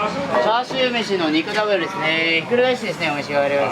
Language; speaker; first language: Japanese; native; Japanese